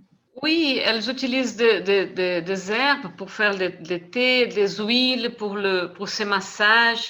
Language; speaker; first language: French; non-native, fluent; Portuguese